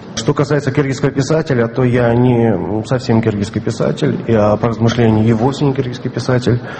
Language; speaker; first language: Russian; native; Russian